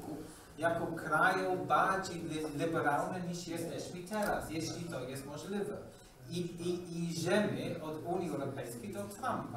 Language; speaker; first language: Polish; non-native, learner; English